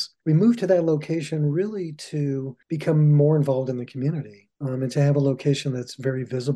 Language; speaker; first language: English; native; English